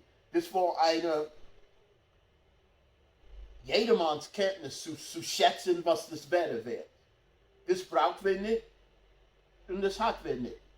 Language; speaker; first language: German; non-native, fluent; English